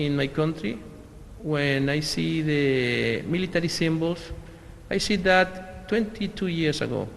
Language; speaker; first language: English; non-native, learner; Spanish